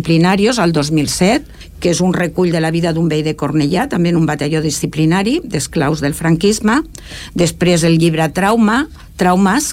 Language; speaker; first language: Catalan; native; Catalan